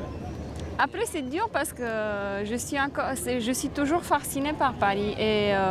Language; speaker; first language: French; non-native, fluent; Romanian